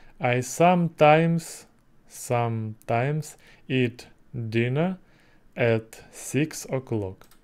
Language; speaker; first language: English; non-native, learner; Russian